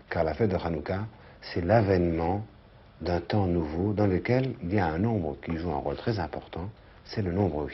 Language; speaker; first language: French; native; French